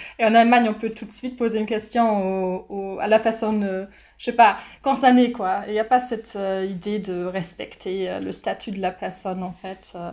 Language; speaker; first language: French; non-native, fluent; German